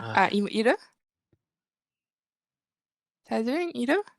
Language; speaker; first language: Japanese; non-native, learner; Malay